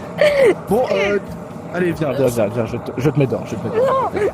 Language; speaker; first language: French; native; French